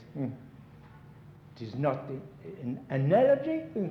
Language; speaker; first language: English; non-native, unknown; French